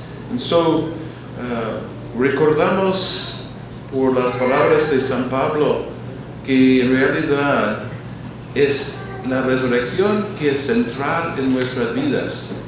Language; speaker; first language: Spanish; non-native, fluent; English